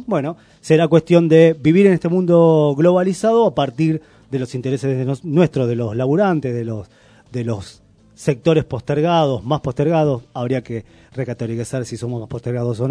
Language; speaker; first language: Spanish; native; Spanish